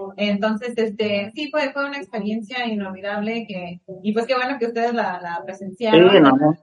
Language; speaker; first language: Spanish; early bilingual, heritage; Spanish